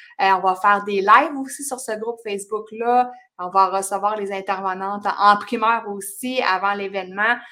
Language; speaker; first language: French; native; French